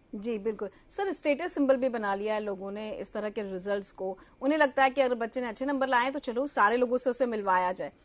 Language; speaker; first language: Hindi; native; Hindi